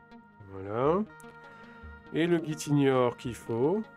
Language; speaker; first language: French; native; French